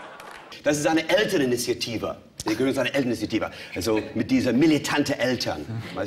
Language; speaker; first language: German; non-native, fluent; English